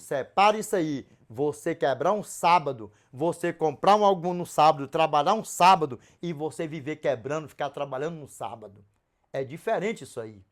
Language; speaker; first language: Portuguese; native; Portuguese